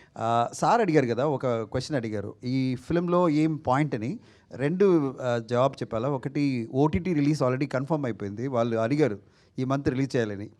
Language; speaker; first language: Telugu; non-native, fluent; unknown